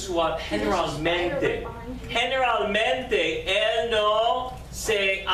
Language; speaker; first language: Spanish; non-native, fluent; English